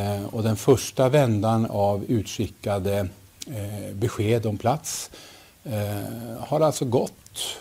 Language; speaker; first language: Swedish; native; Swedish